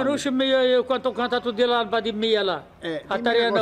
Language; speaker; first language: Italian; non-native, learner; Arabic